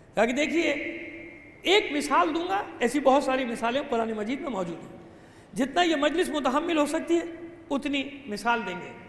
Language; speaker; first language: Urdu; native; Urdu